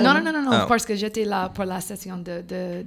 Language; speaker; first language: French; non-native, fluent; English